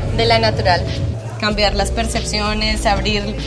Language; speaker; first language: Spanish; native; Spanish